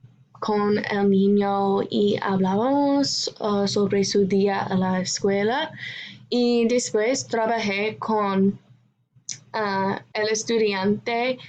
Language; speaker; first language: Spanish; non-native, learner; English